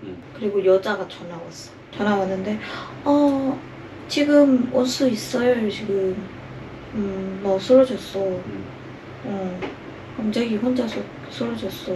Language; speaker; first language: Korean; non-native, learner; Thai